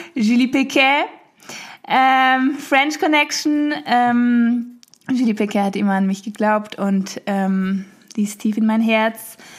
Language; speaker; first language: German; early bilingual, heritage; German